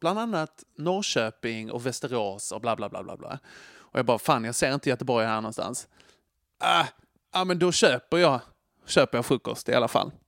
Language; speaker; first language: Swedish; native; Swedish